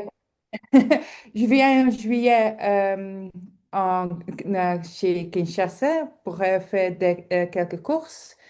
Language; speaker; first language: French; non-native, local second language; Dutch